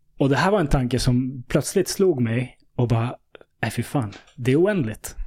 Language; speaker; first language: Swedish; early bilingual, other home language; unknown